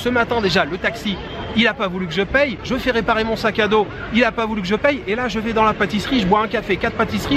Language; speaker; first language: French; native; French